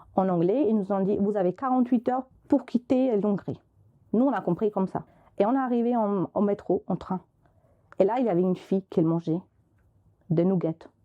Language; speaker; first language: French; non-native, fluent; Albanian